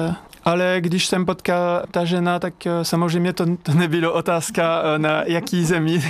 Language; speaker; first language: Czech; non-native, learner; French